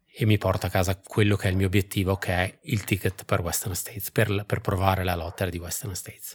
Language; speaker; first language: Italian; native; Italian